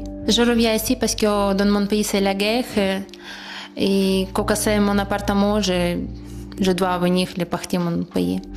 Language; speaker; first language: French; non-native, learner; Ukrainian